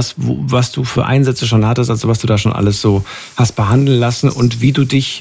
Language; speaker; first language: German; native; German